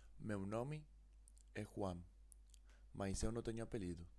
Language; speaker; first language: Portuguese; non-native, learner; Spanish